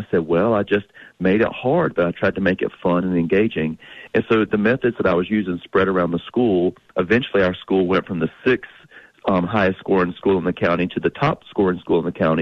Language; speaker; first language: English; native; English